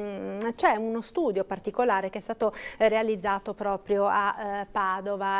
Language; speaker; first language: Italian; native; Italian